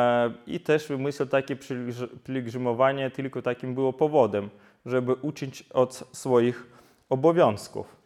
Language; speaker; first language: Polish; non-native, fluent; Ukrainian